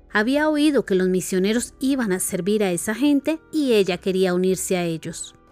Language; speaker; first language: Spanish; native; Spanish